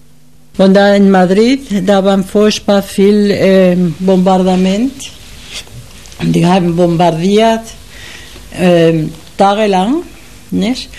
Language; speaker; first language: German; non-native, fluent; Spanish